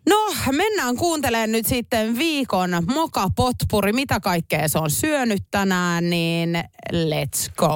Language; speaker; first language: Finnish; native; Finnish